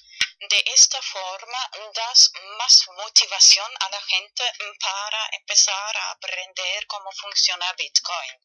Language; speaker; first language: Spanish; non-native, fluent; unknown